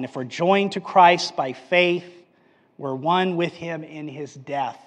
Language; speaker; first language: English; native; English